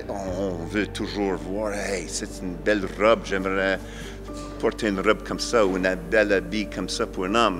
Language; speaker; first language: French; non-native, fluent; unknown